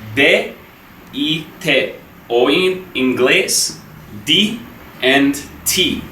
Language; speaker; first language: Portuguese; non-native, learner; English